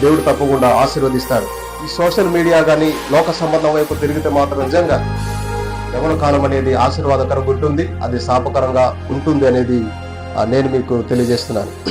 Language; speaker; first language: Telugu; non-native, local second language; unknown